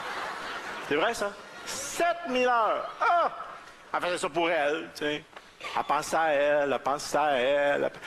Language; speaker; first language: French; native; French